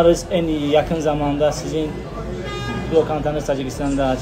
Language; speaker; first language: Turkish; non-native, fluent; Tajik